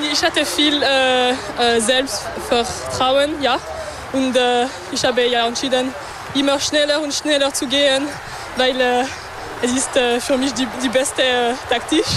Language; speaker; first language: German; non-native, local second language; French